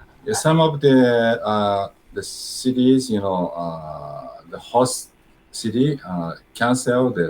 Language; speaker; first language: English; non-native, learner; Japanese